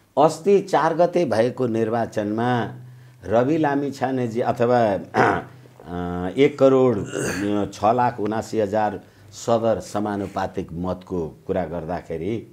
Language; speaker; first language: Nepali; native; Nepali